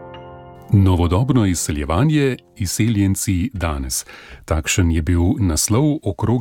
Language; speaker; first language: Slovenian; native; Slovenian